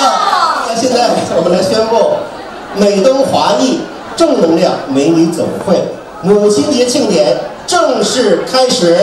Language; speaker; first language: Chinese; native; Chinese